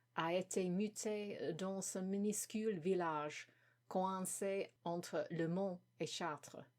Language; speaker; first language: French; non-native, learner; English